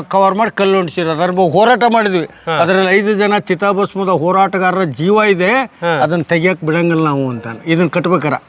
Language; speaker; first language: Kannada; native; Kannada